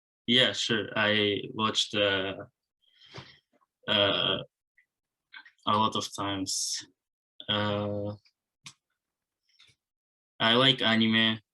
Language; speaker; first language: English; non-native, learner; Japanese